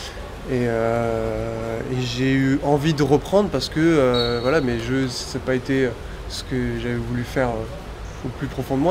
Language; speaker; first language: French; native; French